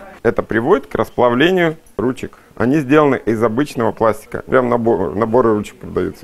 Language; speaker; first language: Russian; native; Russian